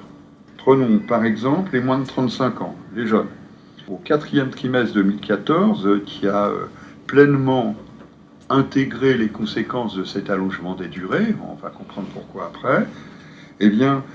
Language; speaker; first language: French; native; French